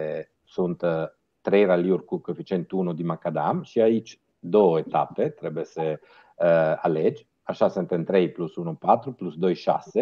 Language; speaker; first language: Romanian; non-native, fluent; Italian